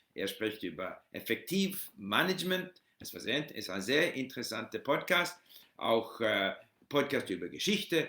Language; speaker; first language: German; non-native, learner; English